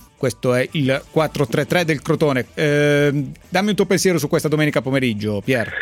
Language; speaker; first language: Italian; native; Italian